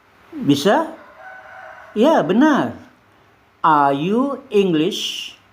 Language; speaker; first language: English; non-native, fluent; Indonesian